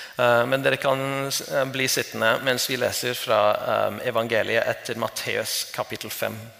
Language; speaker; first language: Norwegian; non-native, fluent; English